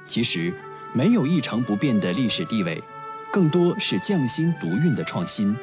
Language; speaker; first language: Chinese; native; Chinese